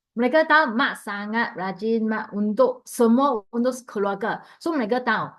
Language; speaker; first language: Malay; non-native, local second language; Chinese